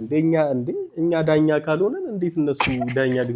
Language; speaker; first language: Amharic; native; Amharic